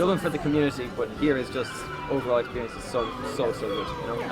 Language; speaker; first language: English; native; English